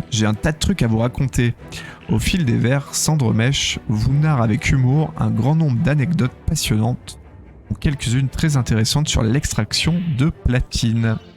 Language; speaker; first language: French; native; French